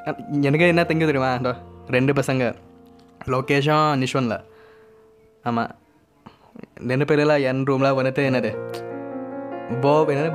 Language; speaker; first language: Tamil; non-native, learner; Thai